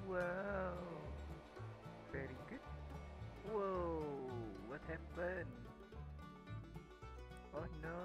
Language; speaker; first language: English; non-native, learner; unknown